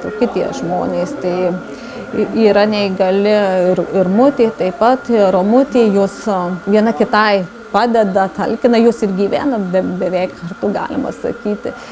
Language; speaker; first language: Lithuanian; native; Lithuanian